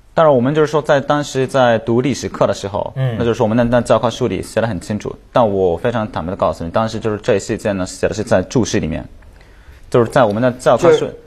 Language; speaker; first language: Chinese; non-native, fluent; Japanese